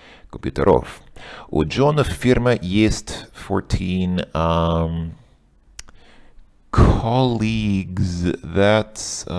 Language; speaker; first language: Russian; non-native, learner; English